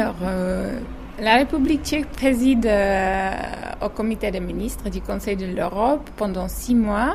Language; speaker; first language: French; non-native, fluent; Czech